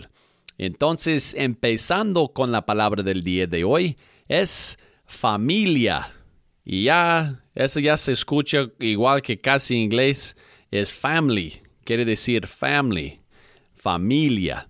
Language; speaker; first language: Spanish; non-native, fluent; English